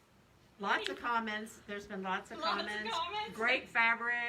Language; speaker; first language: English; native; English